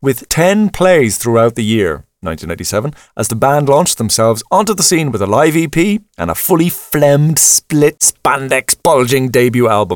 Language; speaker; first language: English; native; English